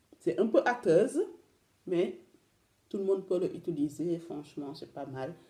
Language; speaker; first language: French; non-native, local second language; Wolof